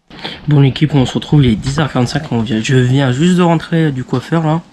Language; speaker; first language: French; native; French